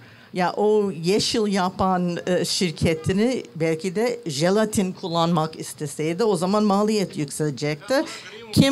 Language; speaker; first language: Turkish; non-native, learner; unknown